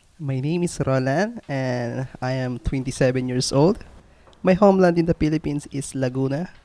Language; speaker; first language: English; non-native, local second language; Filipino